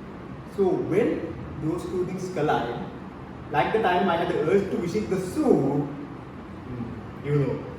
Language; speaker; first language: English; non-native, local second language; Sinhala